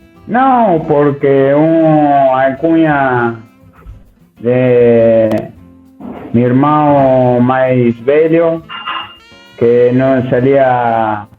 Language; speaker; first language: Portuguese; non-native, learner; Spanish